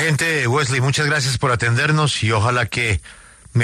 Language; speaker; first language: Spanish; native; Spanish